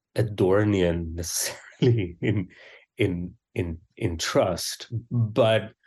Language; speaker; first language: English; early bilingual, other home language; Swedish